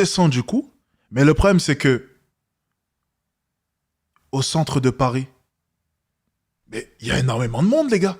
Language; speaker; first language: French; native; French